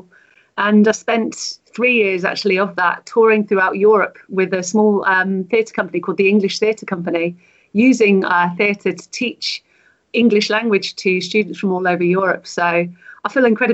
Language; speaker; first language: English; native; English